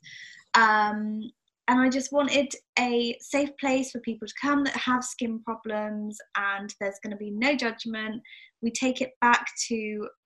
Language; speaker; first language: English; native; English